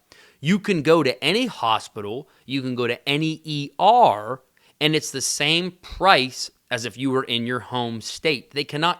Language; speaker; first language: English; native; English